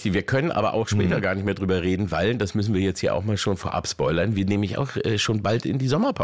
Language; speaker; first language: German; native; German